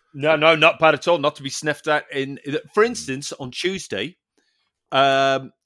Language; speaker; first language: English; native; English